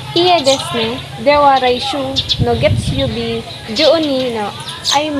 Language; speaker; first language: Japanese; non-native, learner; Filipino